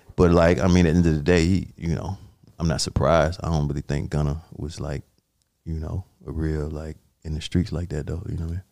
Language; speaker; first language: English; native; English